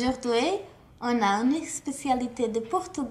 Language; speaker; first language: French; non-native, fluent; Portuguese